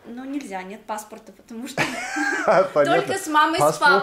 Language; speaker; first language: Russian; native; Russian